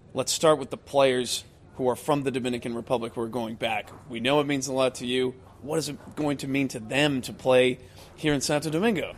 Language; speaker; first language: English; native; English